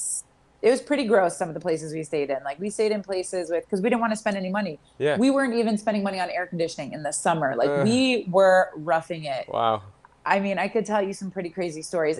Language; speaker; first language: English; native; English